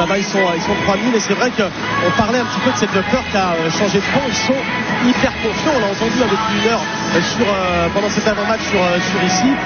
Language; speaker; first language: French; native; French